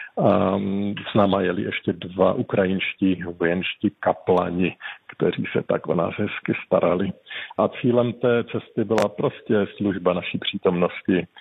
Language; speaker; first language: Czech; native; Czech